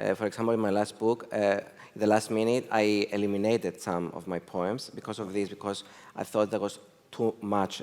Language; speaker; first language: English; non-native, fluent; Greek